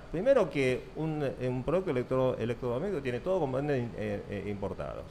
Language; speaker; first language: Spanish; early bilingual, other home language; Korean